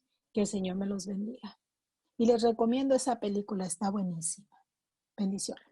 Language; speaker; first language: Spanish; native; Spanish